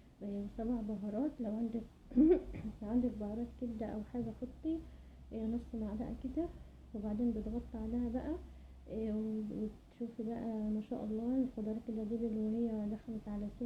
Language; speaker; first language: Arabic; native; Arabic